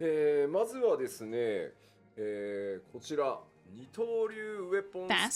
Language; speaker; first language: Japanese; native; Japanese